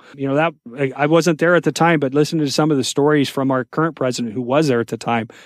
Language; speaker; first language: English; native; English